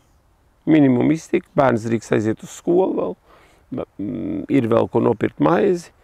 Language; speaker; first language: Latvian; native; Latvian